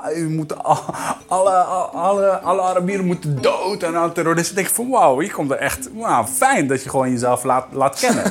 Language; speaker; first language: Dutch; early bilingual, other home language; Arabic